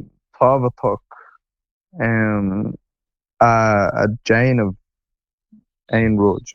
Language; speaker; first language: Irish; non-native, learner; English